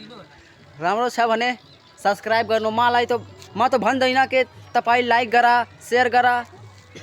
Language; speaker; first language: Nepali; non-native, local second language; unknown